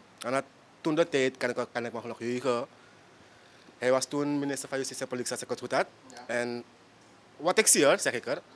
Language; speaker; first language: Dutch; native; Dutch